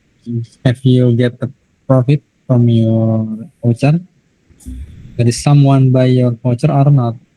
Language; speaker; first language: English; non-native, learner; Indonesian